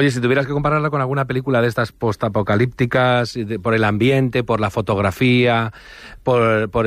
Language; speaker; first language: Spanish; native; Spanish